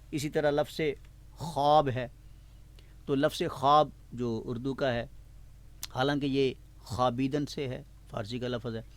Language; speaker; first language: Urdu; non-native, local second language; Punjabi